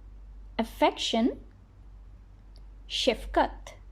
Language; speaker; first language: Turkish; non-native, learner; Bangla